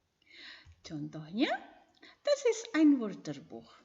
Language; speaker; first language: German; non-native, fluent; Indonesian